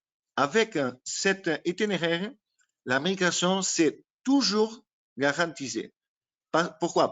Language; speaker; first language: French; non-native, learner; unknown